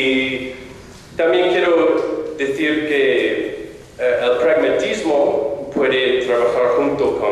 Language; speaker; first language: Spanish; non-native, fluent; English